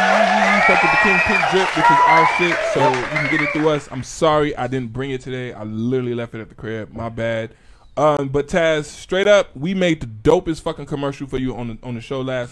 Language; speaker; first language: English; native; English